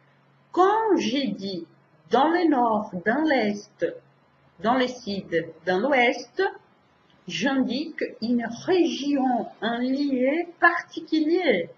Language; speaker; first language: French; non-native, fluent; Portuguese